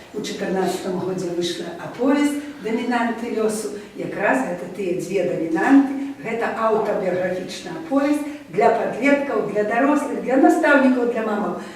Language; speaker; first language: Belarusian; native; Belarusian